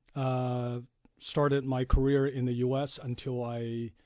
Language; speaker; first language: English; non-native, fluent; Chinese